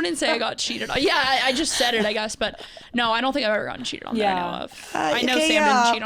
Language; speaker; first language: English; native; English